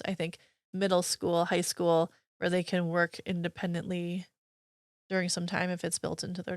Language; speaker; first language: English; native; English